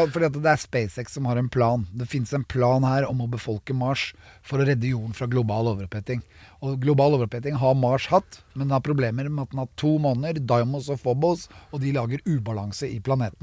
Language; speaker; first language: Norwegian; native; Norwegian